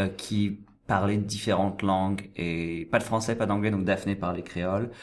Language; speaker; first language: French; native; French